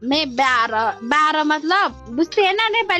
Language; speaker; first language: Hindi; non-native, learner; Nepali